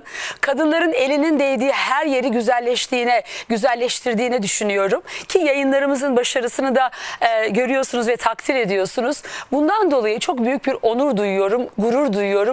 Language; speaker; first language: Turkish; native; Turkish